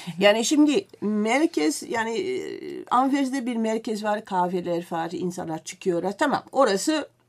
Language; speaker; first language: Turkish; non-native, fluent; Dutch